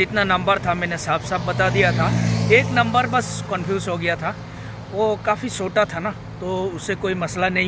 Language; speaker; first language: Hindi; non-native, local second language; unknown